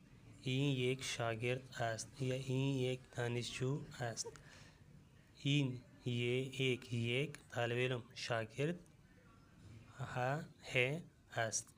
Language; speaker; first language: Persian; non-native, fluent; Urdu